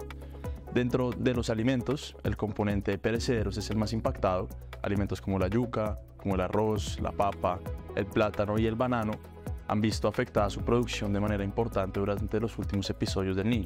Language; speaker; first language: Spanish; native; Spanish